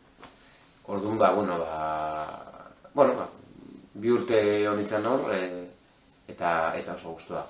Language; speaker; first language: Basque; non-native, local second language; Spanish